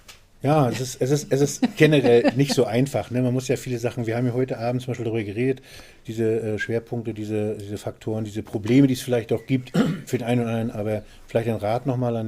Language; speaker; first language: German; native; German